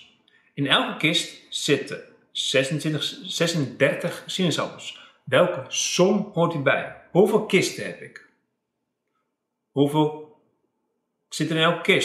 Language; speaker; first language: Dutch; native; Dutch